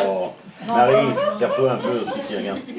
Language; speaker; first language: French; native; French